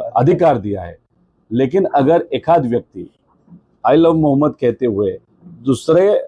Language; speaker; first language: Hindi; non-native, local second language; Marathi